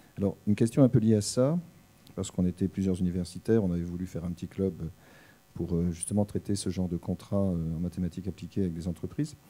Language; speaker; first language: French; native; French